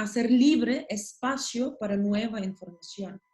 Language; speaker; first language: Spanish; non-native, learner; Russian